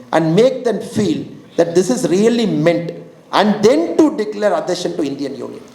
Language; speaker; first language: English; non-native, local second language; Tamil